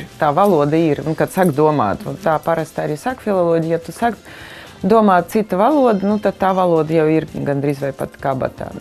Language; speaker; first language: Latvian; non-native, fluent; Russian